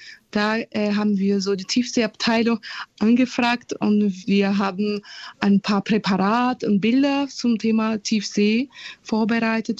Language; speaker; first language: German; non-native, fluent; Portuguese